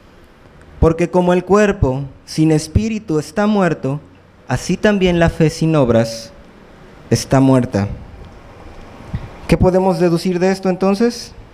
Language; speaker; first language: Spanish; native; Spanish